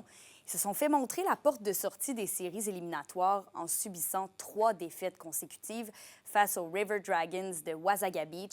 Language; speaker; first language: French; native; French